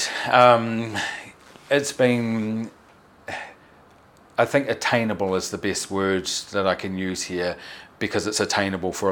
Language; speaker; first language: English; native; English